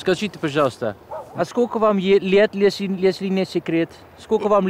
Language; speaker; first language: Russian; non-native, learner; Dutch